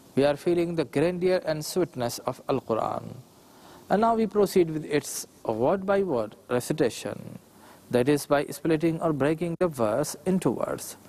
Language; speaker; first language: English; non-native, local second language; Urdu